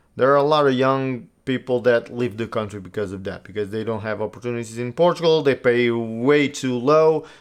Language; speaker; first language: English; non-native, fluent; Portuguese